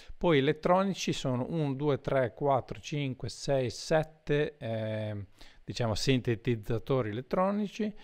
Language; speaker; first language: Italian; native; Italian